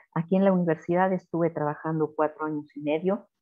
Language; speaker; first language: Spanish; native; Spanish